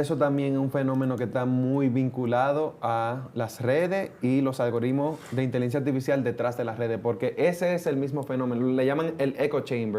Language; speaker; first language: Spanish; native; Spanish